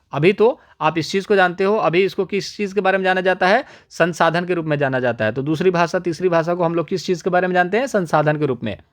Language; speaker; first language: Hindi; native; Hindi